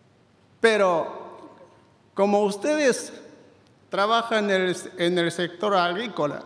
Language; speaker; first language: Spanish; non-native, fluent; Chinese